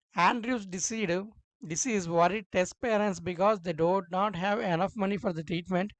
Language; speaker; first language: English; non-native, local second language; Telugu